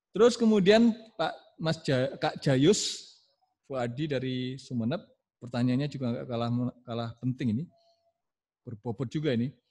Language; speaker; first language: Indonesian; non-native, local second language; Javanese